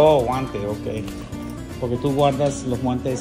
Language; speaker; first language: Spanish; early bilingual, heritage; English